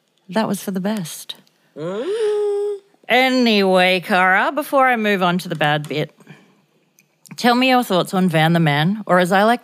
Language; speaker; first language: English; native; English